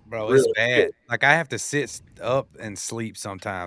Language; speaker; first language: English; native; English